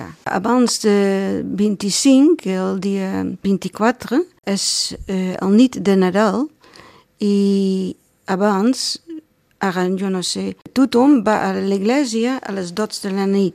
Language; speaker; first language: Catalan; non-native, learner; Dutch